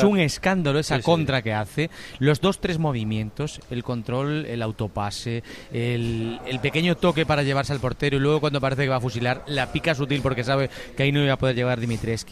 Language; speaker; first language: Spanish; native; Spanish